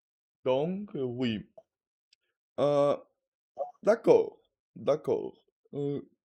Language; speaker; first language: French; non-native, learner; Russian